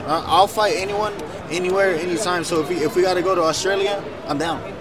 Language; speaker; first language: English; early bilingual, other home language; Spanish